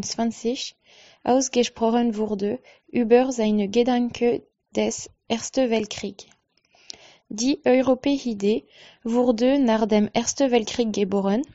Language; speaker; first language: German; non-native, learner; French